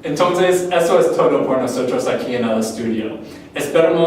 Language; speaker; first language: Spanish; non-native, learner; English